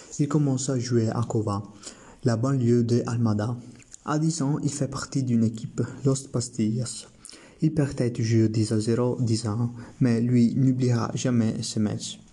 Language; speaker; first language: French; non-native, learner; Italian